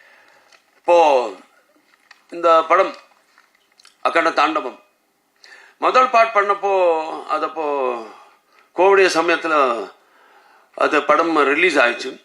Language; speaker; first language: Tamil; non-native, learner; Telugu